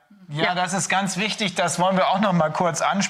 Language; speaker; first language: German; native; German